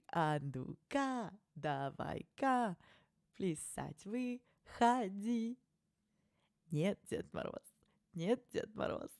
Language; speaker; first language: Russian; early bilingual, heritage; Russian